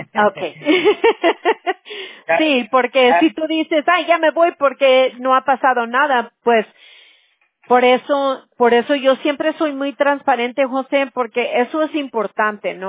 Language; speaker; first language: Spanish; early bilingual, heritage; Spanish